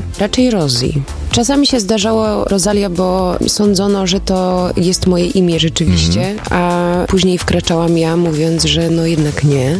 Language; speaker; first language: Polish; early bilingual, heritage; Polish